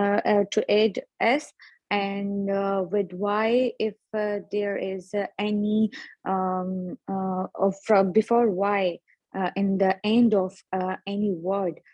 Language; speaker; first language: English; non-native, learner; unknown